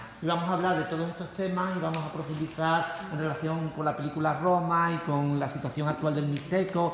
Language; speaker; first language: Spanish; native; Spanish